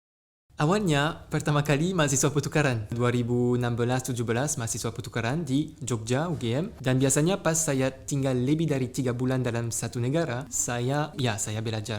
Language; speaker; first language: Indonesian; non-native, fluent; French